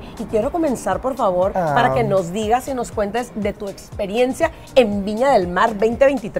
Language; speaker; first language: Spanish; native; Spanish